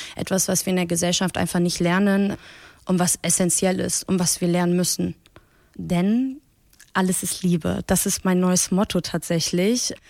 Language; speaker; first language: German; early bilingual, other home language; Persian